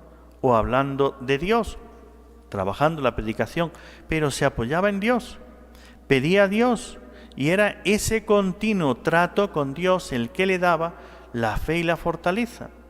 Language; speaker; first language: Spanish; native; Spanish